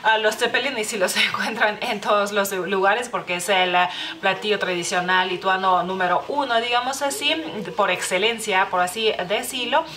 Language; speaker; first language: Spanish; non-native, fluent; Lithuanian